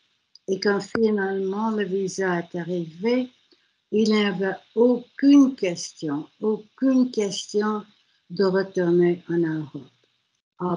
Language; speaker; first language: French; non-native, fluent; German